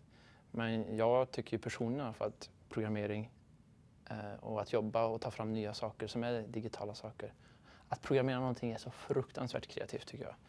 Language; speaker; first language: Swedish; native; Swedish